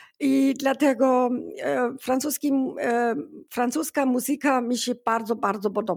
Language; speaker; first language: Polish; non-native, learner; German